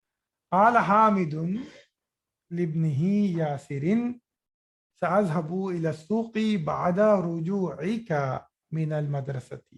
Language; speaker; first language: Arabic; non-native, fluent; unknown